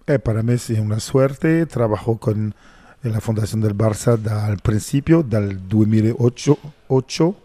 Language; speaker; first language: Spanish; non-native, learner; French